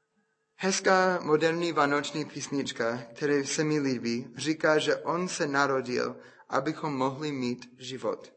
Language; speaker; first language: Czech; non-native, fluent; English